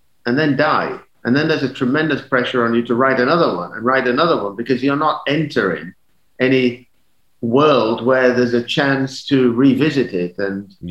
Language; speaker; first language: English; native; English